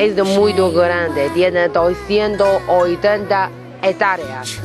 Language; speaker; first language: Portuguese; non-native, learner; Chinese